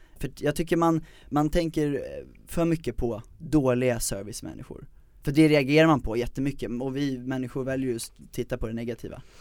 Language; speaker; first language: Swedish; native; Swedish